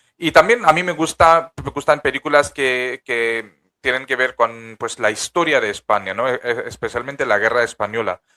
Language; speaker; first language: Spanish; non-native, fluent; Hindi